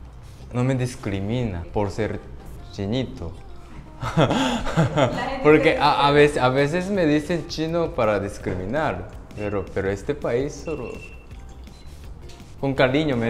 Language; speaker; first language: Spanish; non-native, fluent; Japanese